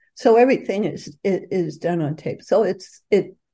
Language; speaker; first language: English; native; English